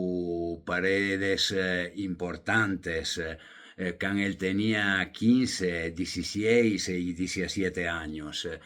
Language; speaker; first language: Spanish; non-native, fluent; Italian